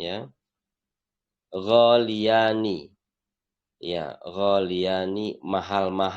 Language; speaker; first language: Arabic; non-native, fluent; Indonesian